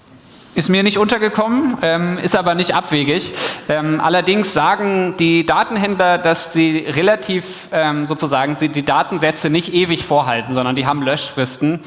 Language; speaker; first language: German; native; German